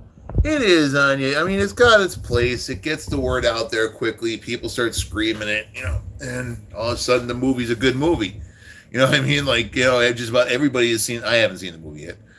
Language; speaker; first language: English; native; English